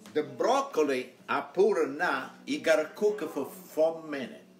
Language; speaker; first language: English; non-native, learner; Italian